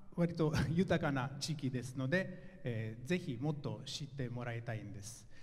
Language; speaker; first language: Japanese; non-native, fluent; Italian